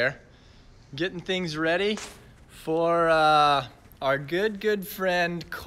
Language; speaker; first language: English; native; English